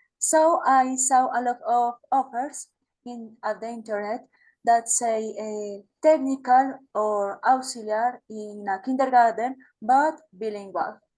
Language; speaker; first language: English; non-native, learner; Spanish